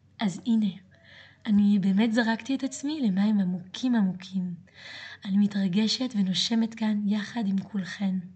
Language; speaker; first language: Hebrew; early bilingual, other home language; French